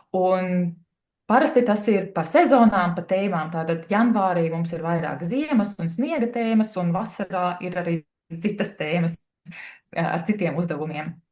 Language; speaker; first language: Latvian; native; Latvian